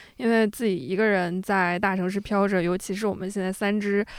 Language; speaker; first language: Chinese; native; Chinese